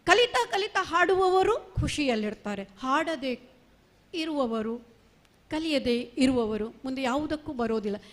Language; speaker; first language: Kannada; non-native, local second language; Marathi